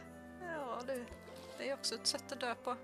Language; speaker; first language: Swedish; native; Swedish